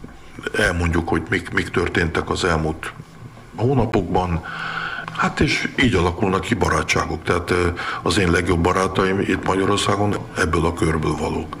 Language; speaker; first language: Hungarian; early bilingual, heritage; Hungarian